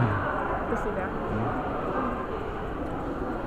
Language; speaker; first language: English; non-native, learner; Chinese